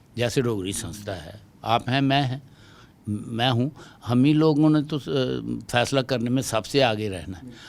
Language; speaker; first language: Hindi; non-native, local second language; Dogri